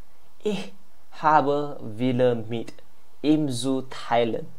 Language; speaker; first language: German; non-native, learner; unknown